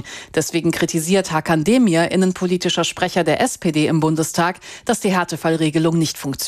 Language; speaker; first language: German; native; German